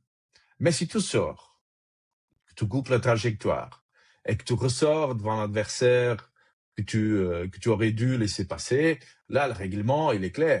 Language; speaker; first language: French; native; French